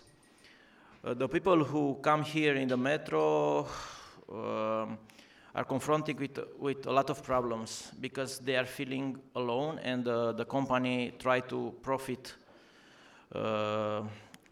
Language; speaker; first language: English; non-native, learner; Romanian